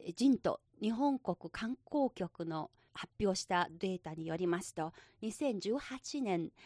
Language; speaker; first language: Japanese; non-native, local second language; Chinese